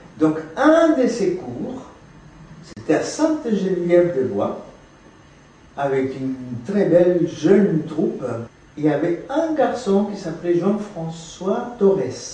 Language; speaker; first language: French; non-native, fluent; Spanish